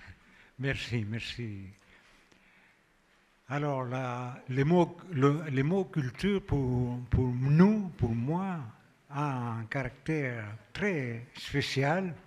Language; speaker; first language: French; non-native, fluent; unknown